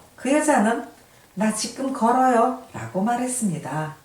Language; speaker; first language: Korean; native; Korean